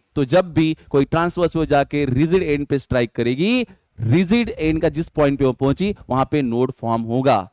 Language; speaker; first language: Hindi; non-native, local second language; Marathi